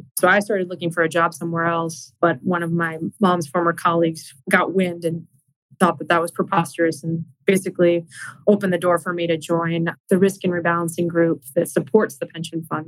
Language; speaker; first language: English; native; English